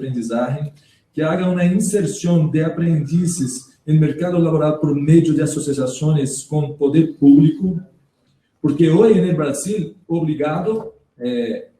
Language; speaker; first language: Spanish; non-native, learner; Portuguese